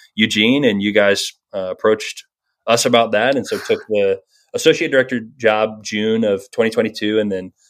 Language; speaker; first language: English; native; English